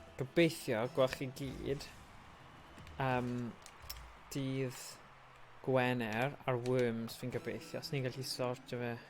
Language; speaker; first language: Welsh; native; Welsh